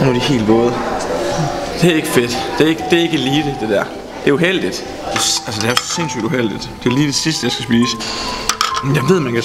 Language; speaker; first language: Danish; native; Danish